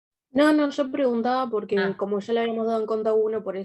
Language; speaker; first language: Spanish; native; Spanish